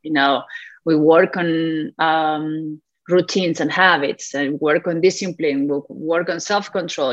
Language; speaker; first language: English; non-native, fluent; Spanish